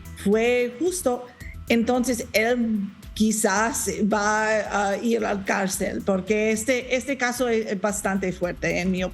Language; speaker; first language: Spanish; non-native, learner; English